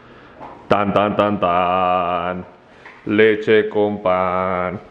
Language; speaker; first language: Spanish; native; Spanish